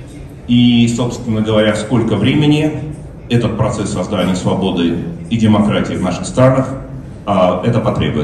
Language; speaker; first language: Russian; native; Russian